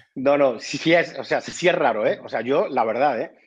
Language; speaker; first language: Spanish; native; Spanish